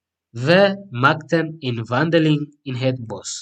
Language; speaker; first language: Dutch; non-native, fluent; Tigrinya